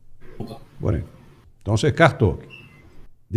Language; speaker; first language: Spanish; non-native, fluent; Portuguese